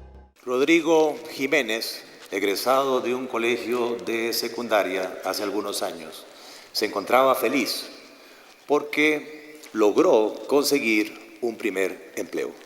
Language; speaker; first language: Spanish; native; Spanish